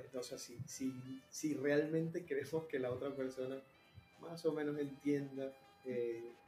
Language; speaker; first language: Spanish; native; Spanish